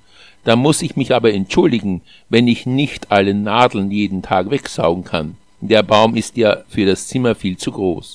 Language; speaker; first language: German; native; German